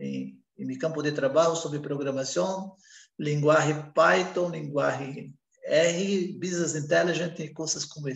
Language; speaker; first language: Spanish; non-native, learner; Portuguese